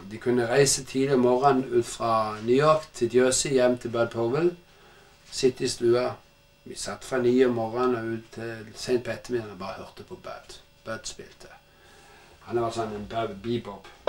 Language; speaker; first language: Norwegian; native; Norwegian